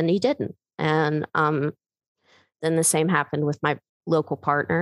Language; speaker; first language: English; native; English